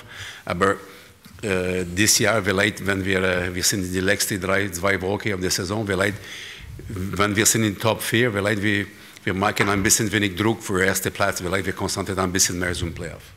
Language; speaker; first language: German; non-native, learner; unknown